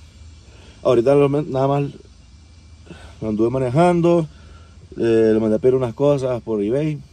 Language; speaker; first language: Spanish; native; Spanish